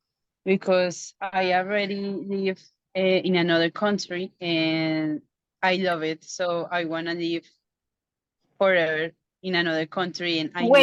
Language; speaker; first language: English; non-native, learner; Spanish